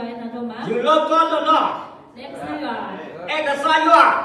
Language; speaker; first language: English; non-native, learner; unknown